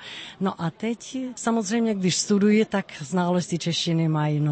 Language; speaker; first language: Czech; non-native, fluent; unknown